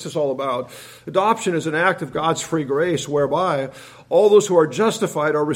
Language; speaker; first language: English; native; English